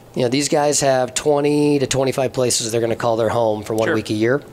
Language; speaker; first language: English; native; English